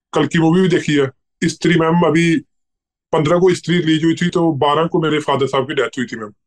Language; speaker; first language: Hindi; native; Hindi